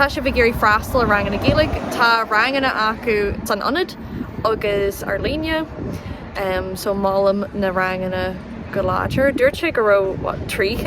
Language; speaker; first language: Irish; non-native, local second language; English